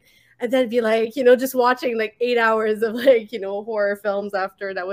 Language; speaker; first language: English; non-native, fluent; French